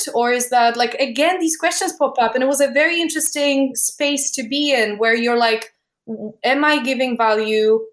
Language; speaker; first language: English; non-native, fluent; Polish